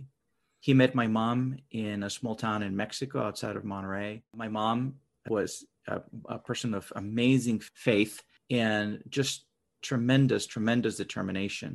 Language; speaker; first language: English; non-native, fluent; Spanish